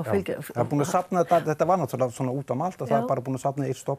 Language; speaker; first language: Icelandic; non-native, fluent; Danish